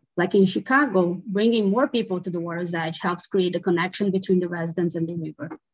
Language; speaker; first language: English; non-native, fluent; Portuguese